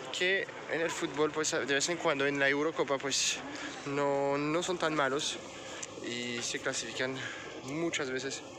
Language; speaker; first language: Spanish; non-native, fluent; French